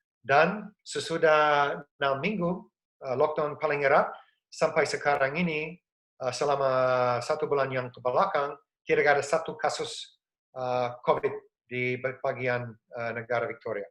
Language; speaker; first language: Indonesian; non-native, fluent; English